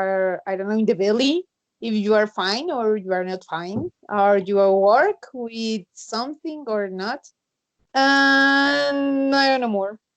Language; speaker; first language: English; non-native, learner; Spanish